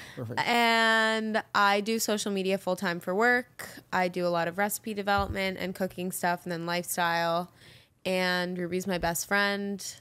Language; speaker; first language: English; native; English